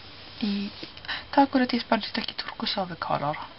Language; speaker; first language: Polish; early bilingual, heritage; Polish